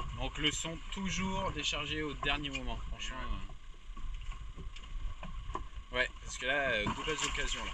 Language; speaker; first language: French; native; French